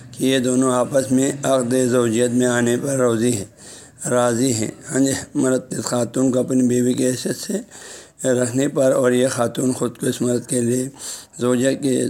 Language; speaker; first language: Urdu; non-native, local second language; Balti